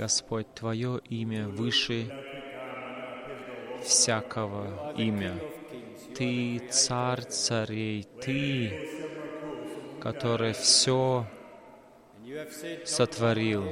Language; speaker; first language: Russian; non-native, fluent; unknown